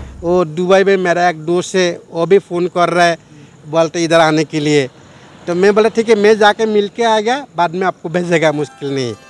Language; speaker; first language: Hindi; non-native, learner; Bangla